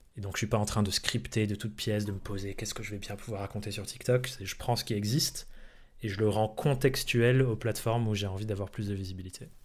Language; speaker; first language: French; early bilingual, other home language; English